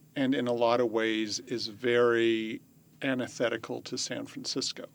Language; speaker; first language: English; native; English